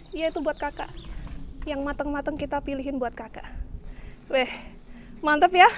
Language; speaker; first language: Indonesian; native; Indonesian